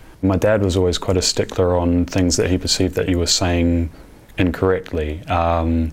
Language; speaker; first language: English; native; English